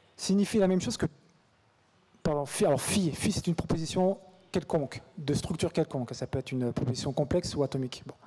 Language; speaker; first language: French; native; French